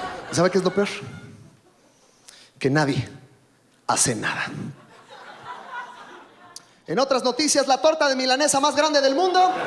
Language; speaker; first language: Spanish; native; Spanish